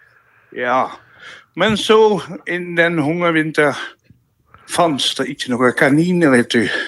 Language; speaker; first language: Norwegian; non-native, fluent; Dutch